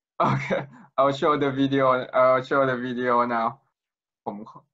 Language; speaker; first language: English; non-native, fluent; Thai